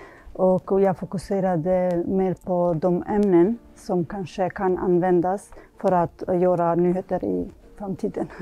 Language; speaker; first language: Swedish; non-native, learner; Albanian